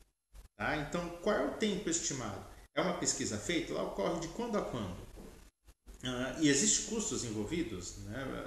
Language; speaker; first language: Portuguese; native; Portuguese